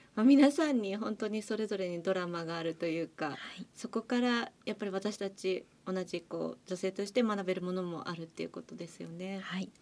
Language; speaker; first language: Japanese; native; Japanese